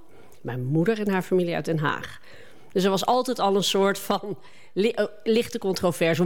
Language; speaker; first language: Dutch; native; Dutch